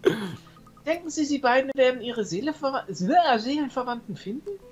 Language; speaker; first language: German; native; German